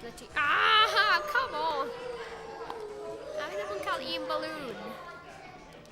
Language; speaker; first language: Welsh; non-native, local second language; English